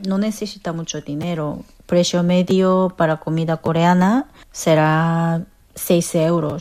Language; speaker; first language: Spanish; non-native, fluent; Korean